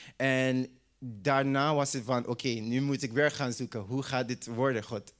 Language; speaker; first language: Dutch; non-native, local second language; English